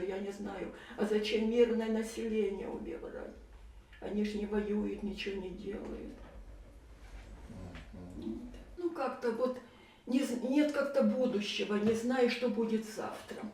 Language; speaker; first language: Russian; native; Russian